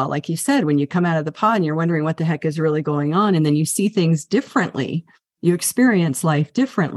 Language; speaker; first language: English; native; English